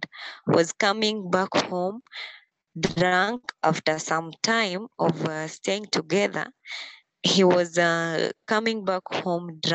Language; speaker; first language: English; non-native, local second language; Luo (Kenya and Tanzania)